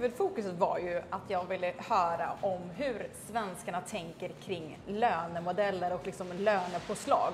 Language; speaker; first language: Swedish; native; Swedish